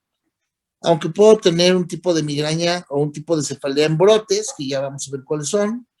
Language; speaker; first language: Spanish; native; Spanish